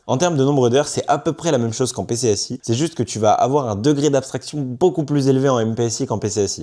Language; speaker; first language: French; native; French